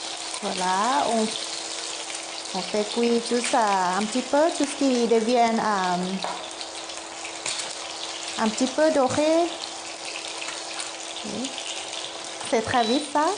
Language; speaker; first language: French; non-native, fluent; Thai